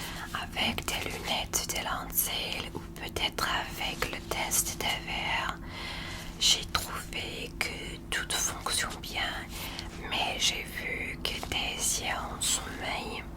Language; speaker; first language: French; non-native, learner; English